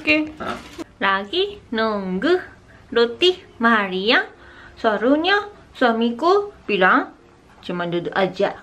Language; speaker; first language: Indonesian; non-native, learner; Japanese